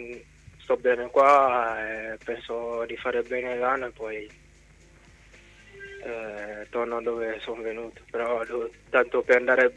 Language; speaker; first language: Italian; non-native, fluent; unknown